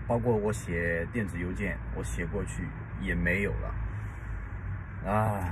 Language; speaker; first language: Chinese; native; Chinese